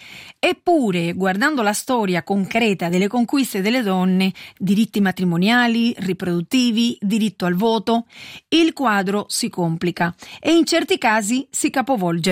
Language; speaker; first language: Italian; native; Italian